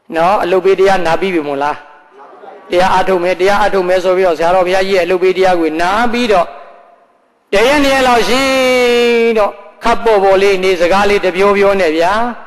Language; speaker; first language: Burmese; native; Burmese